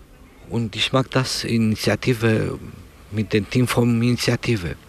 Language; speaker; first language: German; non-native, learner; Romanian